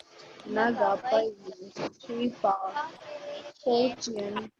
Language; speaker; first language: Chinese; non-native, learner; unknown